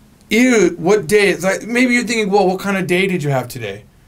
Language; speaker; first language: English; native; English